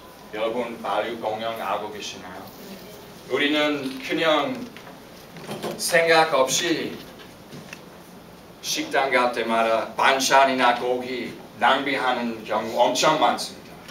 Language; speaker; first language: Korean; non-native, fluent; English